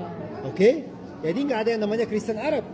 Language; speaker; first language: Indonesian; non-native, fluent; Arabic